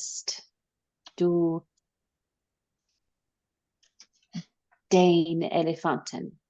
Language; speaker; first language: German; non-native, learner; English